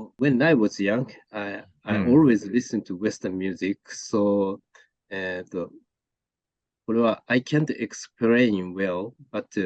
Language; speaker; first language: English; non-native, learner; Japanese